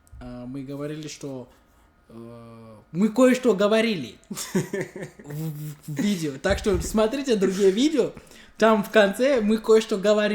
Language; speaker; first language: Russian; non-native, learner; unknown